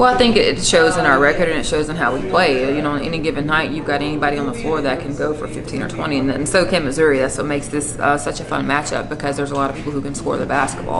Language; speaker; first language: English; native; English